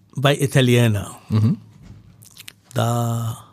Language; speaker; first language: German; non-native, learner; Punjabi